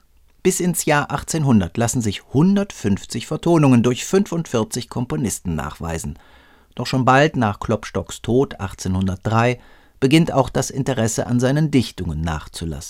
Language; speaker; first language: German; native; German